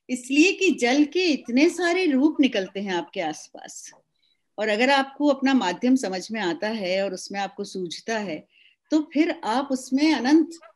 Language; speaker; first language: Hindi; native; Hindi